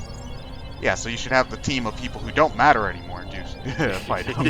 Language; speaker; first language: English; native; English